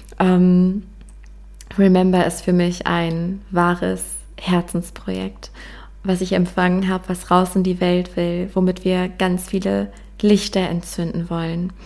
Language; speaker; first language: German; native; German